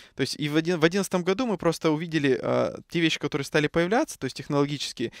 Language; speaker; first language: Russian; native; Russian